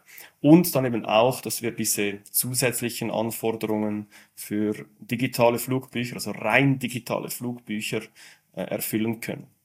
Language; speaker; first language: German; native; German